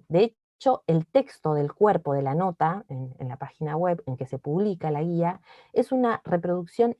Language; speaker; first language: Spanish; native; Spanish